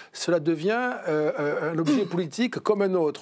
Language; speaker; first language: French; native; French